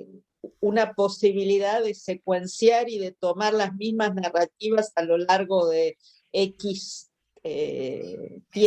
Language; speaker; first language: Spanish; native; Spanish